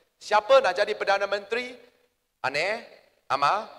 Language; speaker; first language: Malay; native; Malay